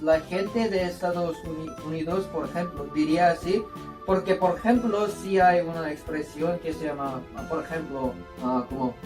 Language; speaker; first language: Spanish; non-native, fluent; Korean